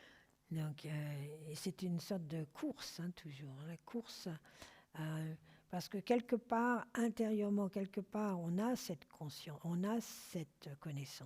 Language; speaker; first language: French; native; French